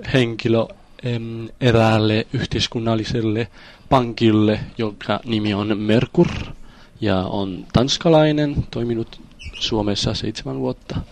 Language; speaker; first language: Finnish; non-native, fluent; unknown